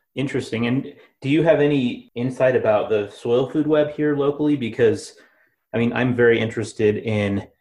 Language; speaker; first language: English; native; English